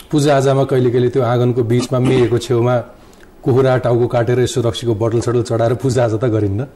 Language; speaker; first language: Nepali; native; Nepali